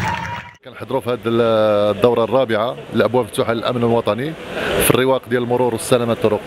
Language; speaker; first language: Arabic; native; Arabic